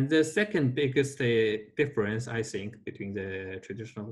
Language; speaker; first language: English; non-native, learner; Chinese